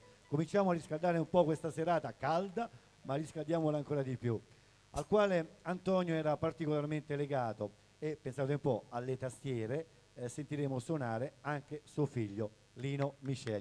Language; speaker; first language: Italian; native; Italian